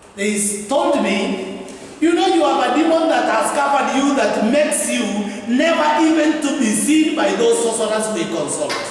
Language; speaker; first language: English; non-native, local second language; Swahili